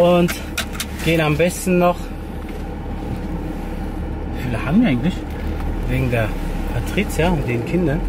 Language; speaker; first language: German; native; German